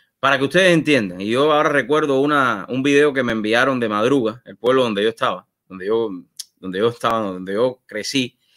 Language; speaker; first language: Spanish; native; Spanish